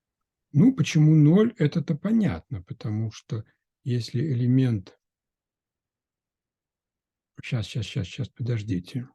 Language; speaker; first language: Russian; native; Russian